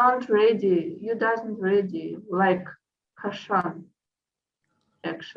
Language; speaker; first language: English; non-native, fluent; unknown